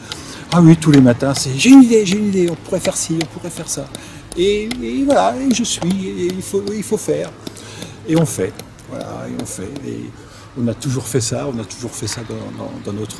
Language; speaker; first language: French; native; French